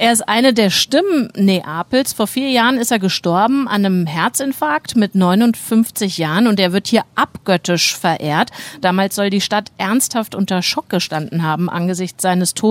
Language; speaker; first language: German; native; German